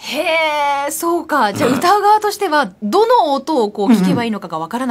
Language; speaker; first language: Japanese; native; Japanese